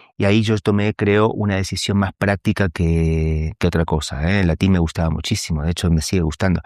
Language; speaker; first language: Spanish; native; Spanish